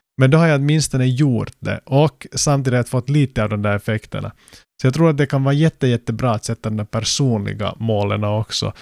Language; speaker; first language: Swedish; native; Swedish